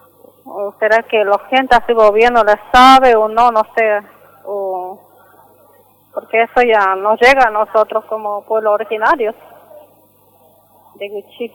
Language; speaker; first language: Spanish; non-native, local second language; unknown